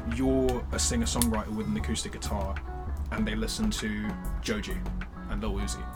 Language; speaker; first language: English; native; English